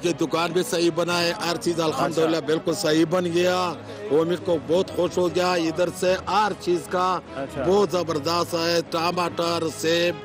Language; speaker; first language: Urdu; non-native, learner; Pashto